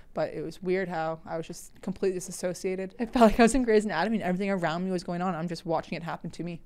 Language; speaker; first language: English; native; English